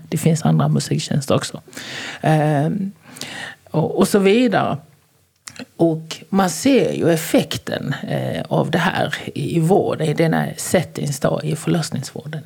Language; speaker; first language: Swedish; native; Swedish